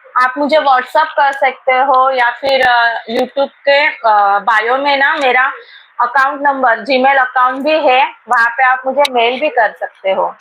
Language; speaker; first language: Hindi; non-native, local second language; Marathi